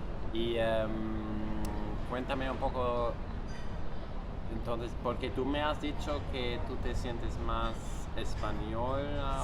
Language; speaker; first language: Spanish; non-native, fluent; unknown